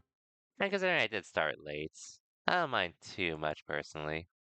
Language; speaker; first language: English; native; English